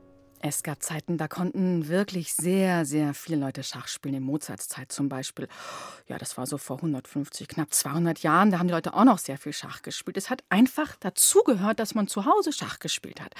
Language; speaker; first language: German; native; German